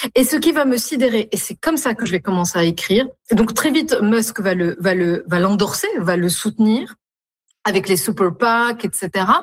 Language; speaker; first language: French; non-native, local second language; Arabic